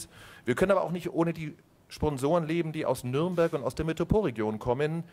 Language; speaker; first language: German; native; German